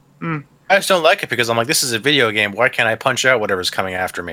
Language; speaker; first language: English; native; English